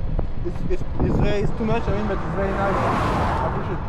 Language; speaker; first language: English; non-native, learner; French